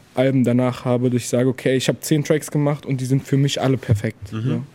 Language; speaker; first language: German; native; German